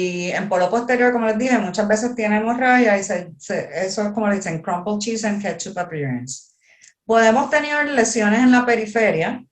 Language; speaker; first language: Spanish; native; Spanish